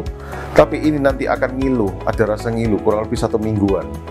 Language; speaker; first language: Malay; non-native, local second language; Javanese